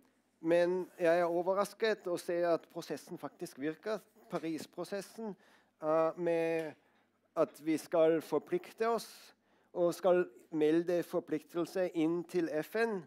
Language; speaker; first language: Norwegian; non-native, fluent; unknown